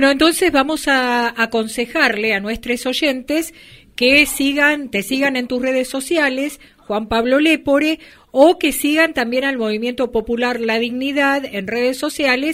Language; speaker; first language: Spanish; native; Spanish